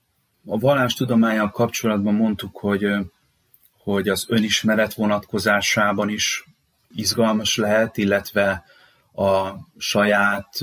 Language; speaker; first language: Hungarian; native; Hungarian